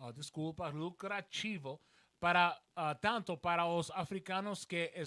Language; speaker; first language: Portuguese; non-native, learner; Spanish